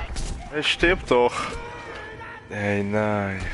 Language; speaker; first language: German; native; German